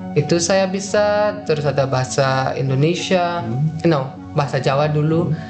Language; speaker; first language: Indonesian; non-native, fluent; Dutch